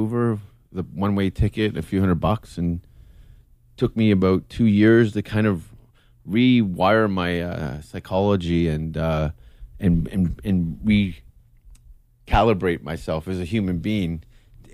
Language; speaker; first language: English; native; English